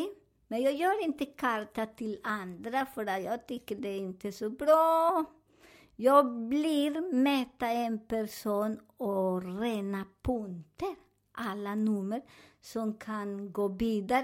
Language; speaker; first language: Swedish; non-native, learner; Spanish